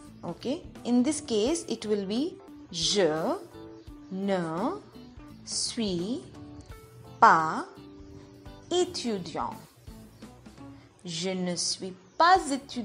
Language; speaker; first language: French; non-native, fluent; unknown